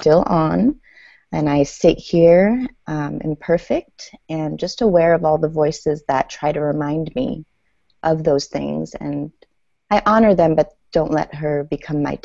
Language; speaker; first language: English; early bilingual, other home language; Persian